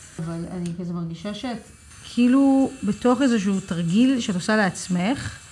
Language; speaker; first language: Hebrew; native; Hebrew